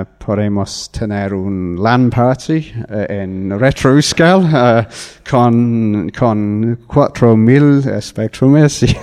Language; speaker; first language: Spanish; non-native, learner; English